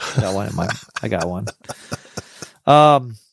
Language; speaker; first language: English; native; English